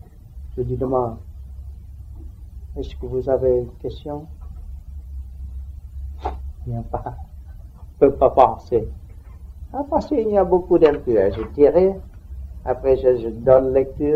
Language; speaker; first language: French; non-native, learner; Vietnamese